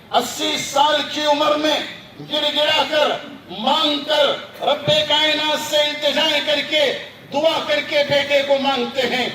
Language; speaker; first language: Urdu; native; Urdu